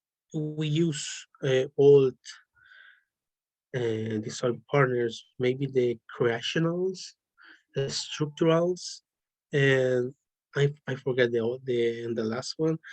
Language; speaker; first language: English; non-native, learner; Spanish